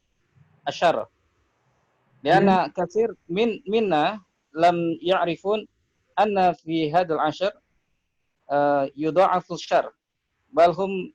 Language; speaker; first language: Arabic; non-native, learner; Indonesian